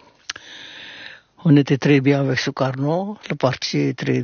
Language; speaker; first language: French; non-native, fluent; Indonesian